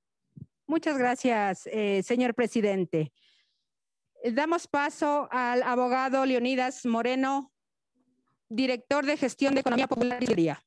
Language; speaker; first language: Spanish; native; Spanish